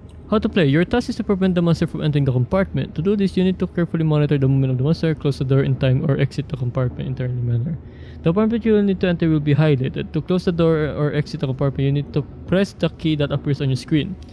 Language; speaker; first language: English; non-native, local second language; Filipino